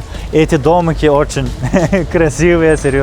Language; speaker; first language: Russian; non-native, fluent; Turkish